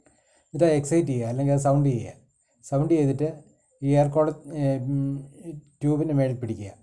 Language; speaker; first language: Malayalam; native; Malayalam